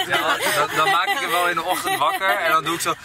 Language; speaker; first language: Dutch; native; Dutch